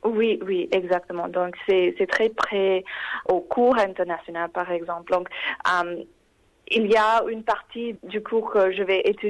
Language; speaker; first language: French; non-native, fluent; English